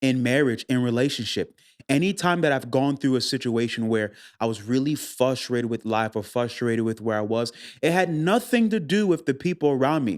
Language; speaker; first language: English; native; English